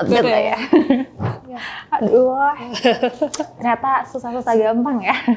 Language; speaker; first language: Indonesian; native; Indonesian